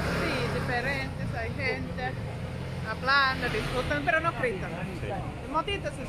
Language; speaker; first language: Spanish; non-native, learner; Finnish